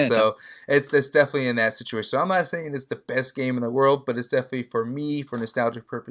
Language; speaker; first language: English; native; English